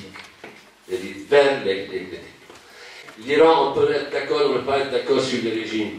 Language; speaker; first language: French; non-native, local second language; Arabic